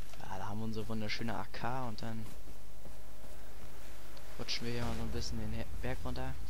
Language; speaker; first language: German; native; German